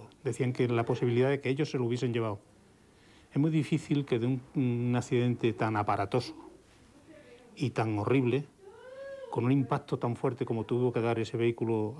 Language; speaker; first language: Spanish; native; Spanish